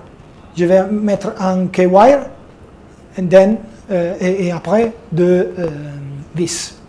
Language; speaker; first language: French; non-native, fluent; Italian